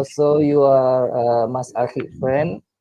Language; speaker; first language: English; non-native, learner; Indonesian